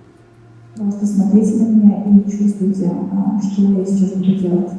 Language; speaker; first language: Russian; native; Russian